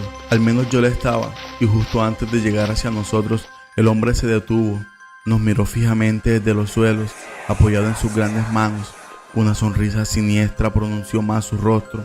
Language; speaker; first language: Spanish; native; Spanish